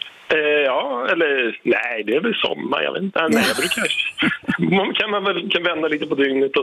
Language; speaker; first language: Swedish; native; Swedish